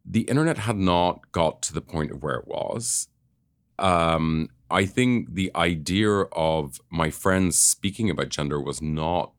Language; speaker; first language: English; native; English